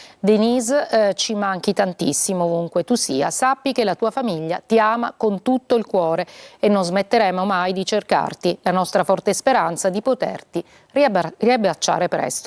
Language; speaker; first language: Italian; native; Italian